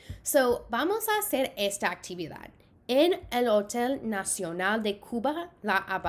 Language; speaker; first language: Spanish; non-native, fluent; English